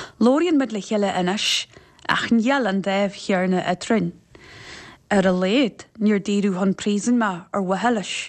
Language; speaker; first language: Irish; native; Irish